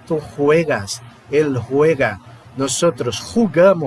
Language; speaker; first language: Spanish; non-native, fluent; Portuguese